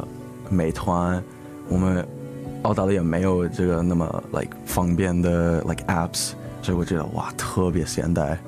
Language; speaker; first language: Chinese; early bilingual, heritage; English